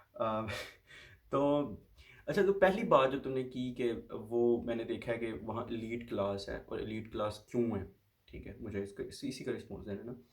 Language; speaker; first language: Urdu; non-native, local second language; Punjabi